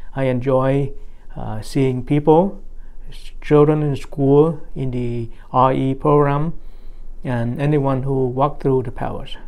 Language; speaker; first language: English; non-native, fluent; Vietnamese